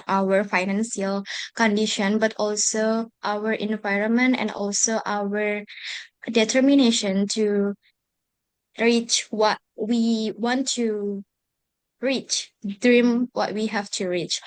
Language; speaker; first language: English; non-native, learner; Indonesian